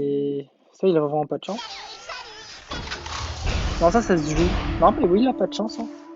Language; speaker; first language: French; native; French